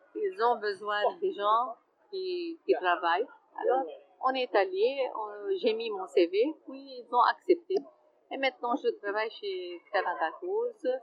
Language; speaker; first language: French; non-native, fluent; Arabic